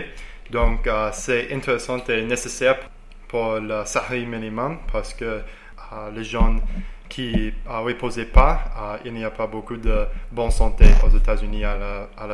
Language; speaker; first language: French; non-native, learner; English